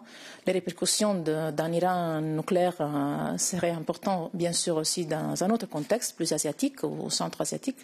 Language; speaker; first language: French; non-native, fluent; Italian